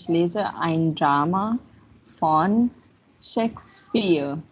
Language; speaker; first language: German; non-native, fluent; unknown